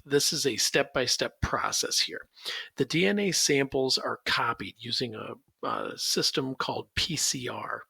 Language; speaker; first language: English; native; English